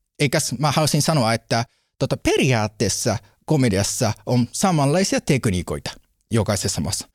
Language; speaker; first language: Finnish; non-native, learner; Japanese